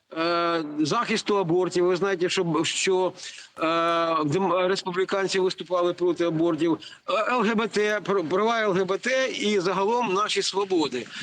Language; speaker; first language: Ukrainian; native; Ukrainian